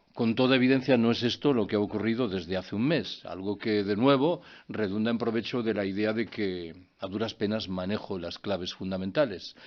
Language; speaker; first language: Spanish; native; Spanish